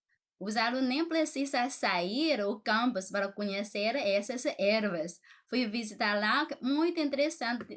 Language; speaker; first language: Portuguese; non-native, fluent; Chinese